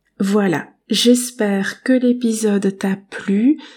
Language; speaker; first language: French; native; French